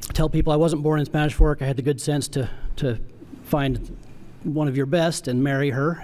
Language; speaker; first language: English; native; English